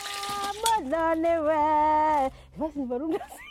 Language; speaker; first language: German; non-native, fluent; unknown